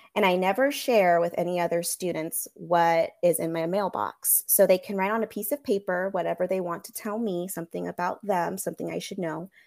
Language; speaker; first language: English; native; English